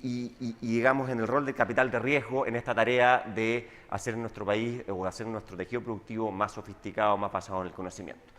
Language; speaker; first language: Spanish; native; Spanish